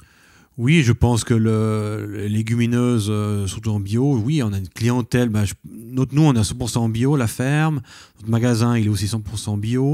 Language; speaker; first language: French; native; French